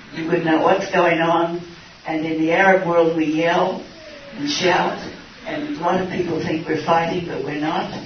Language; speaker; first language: English; native; English